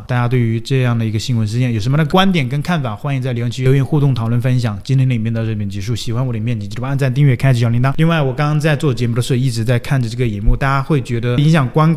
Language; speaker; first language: Chinese; native; Chinese